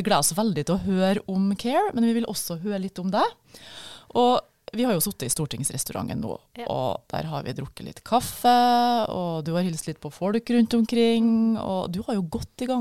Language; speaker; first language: Norwegian; native; Norwegian